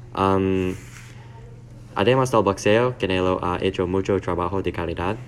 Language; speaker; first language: Spanish; non-native, learner; English